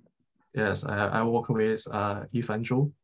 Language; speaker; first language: English; non-native, fluent; Chinese